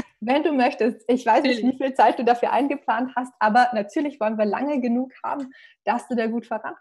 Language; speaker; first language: German; native; German